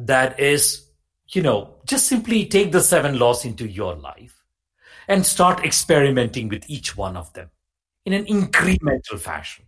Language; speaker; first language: English; non-native, local second language; Malayalam